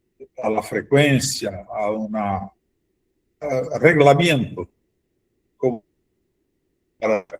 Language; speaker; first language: Spanish; non-native, fluent; Portuguese